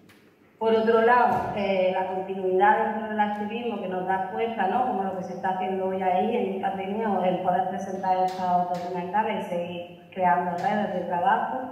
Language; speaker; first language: Spanish; native; Spanish